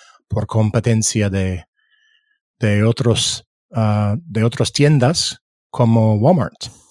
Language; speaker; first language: Spanish; early bilingual, other home language; English